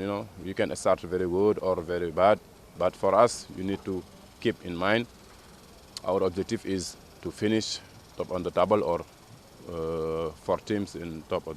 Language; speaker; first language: English; non-native, fluent; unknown